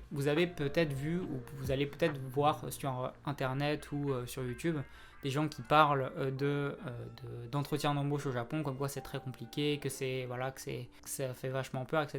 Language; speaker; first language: French; native; French